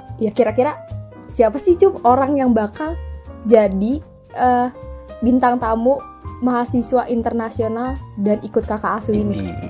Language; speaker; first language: Indonesian; native; Indonesian